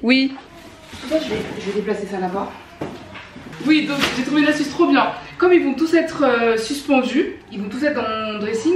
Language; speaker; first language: French; native; French